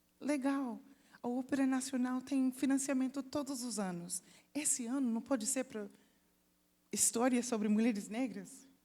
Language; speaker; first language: Portuguese; non-native, fluent; English